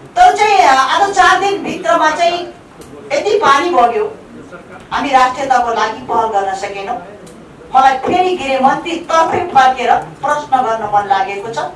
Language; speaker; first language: Nepali; native; Nepali